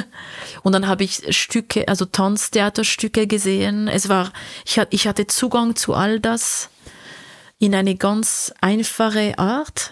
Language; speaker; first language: German; non-native, local second language; French